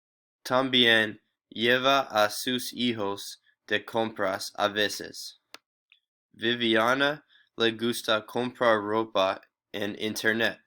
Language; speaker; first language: Spanish; non-native, learner; English